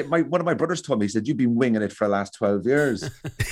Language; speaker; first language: English; native; English